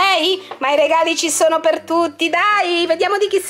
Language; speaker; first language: Italian; native; Italian